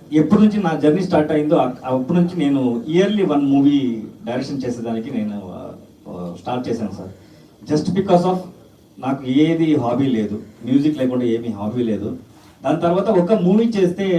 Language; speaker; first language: Telugu; non-native, learner; Kannada